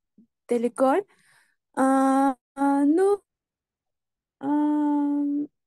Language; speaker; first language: French; non-native, learner; Spanish